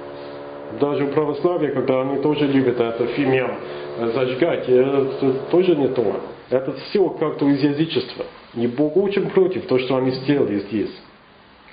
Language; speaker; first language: Russian; non-native, learner; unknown